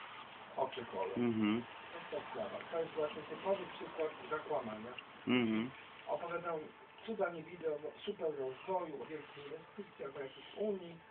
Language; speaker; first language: Polish; native; Polish